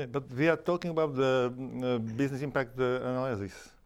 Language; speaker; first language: English; non-native, learner; Slovak